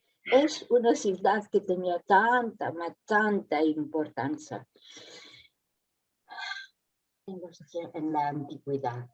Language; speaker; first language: Spanish; early bilingual, heritage; Ladino